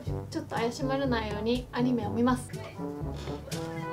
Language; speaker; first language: Japanese; native; Japanese